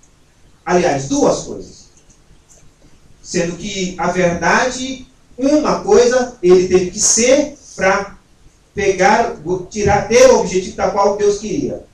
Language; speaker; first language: Portuguese; native; Portuguese